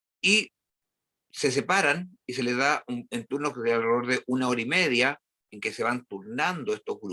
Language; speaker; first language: Spanish; native; Spanish